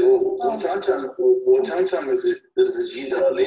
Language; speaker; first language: Chinese; non-native, fluent; English